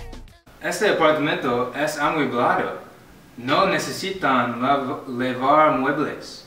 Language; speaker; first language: Spanish; non-native, learner; English